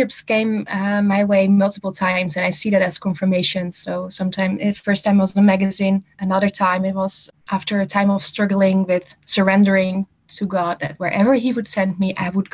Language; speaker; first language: English; non-native, fluent; Dutch